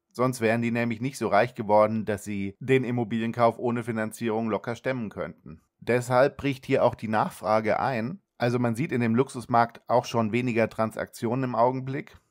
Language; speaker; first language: German; native; German